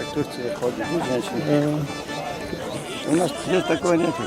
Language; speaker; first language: Russian; non-native, local second language; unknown